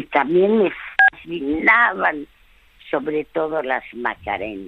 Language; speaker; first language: Spanish; non-native, fluent; French